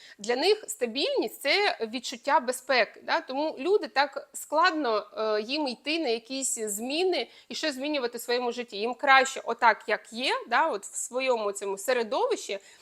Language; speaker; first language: Ukrainian; non-native, local second language; Russian